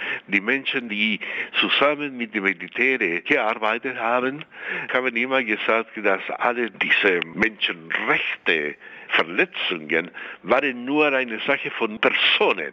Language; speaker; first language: German; non-native, fluent; Spanish